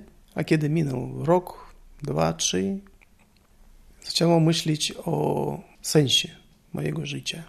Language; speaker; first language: Polish; non-native, learner; Russian